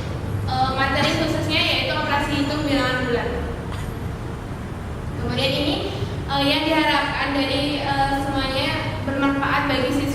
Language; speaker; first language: Indonesian; native; Indonesian